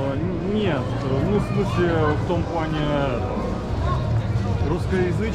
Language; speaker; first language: Russian; native; Russian